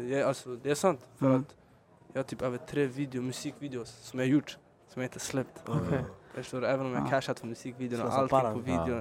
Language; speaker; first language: Swedish; early bilingual, other home language; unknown